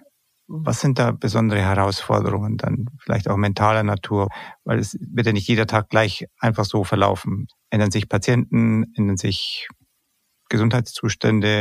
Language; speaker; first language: German; native; German